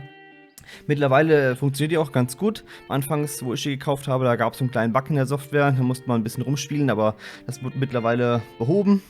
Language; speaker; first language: German; native; German